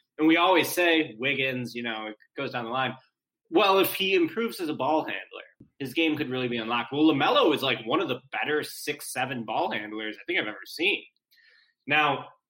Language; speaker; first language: English; native; English